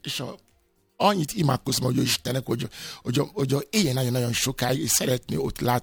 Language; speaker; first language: Hungarian; non-native, fluent; Yoruba